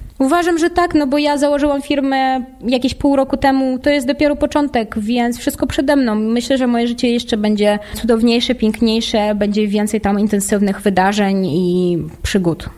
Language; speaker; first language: Polish; non-native, fluent; Russian